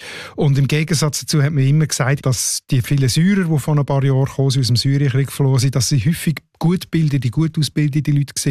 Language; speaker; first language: German; native; German